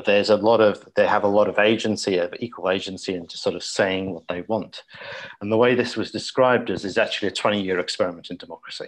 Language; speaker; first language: English; native; English